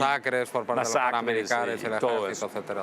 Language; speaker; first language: Spanish; native; Spanish